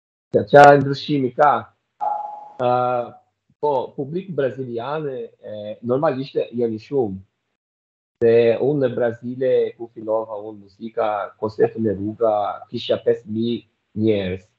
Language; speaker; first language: Albanian; non-native, learner; Portuguese